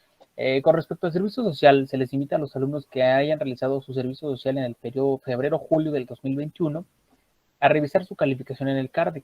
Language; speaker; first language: Spanish; native; Spanish